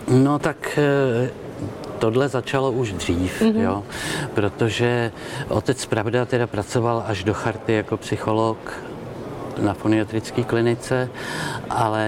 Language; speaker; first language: Czech; native; Czech